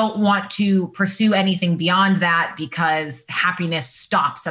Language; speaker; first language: English; native; English